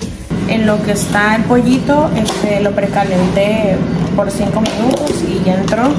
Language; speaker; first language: Spanish; native; Spanish